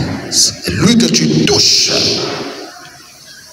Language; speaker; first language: French; non-native, local second language; Kituba (Democratic Republic of Congo)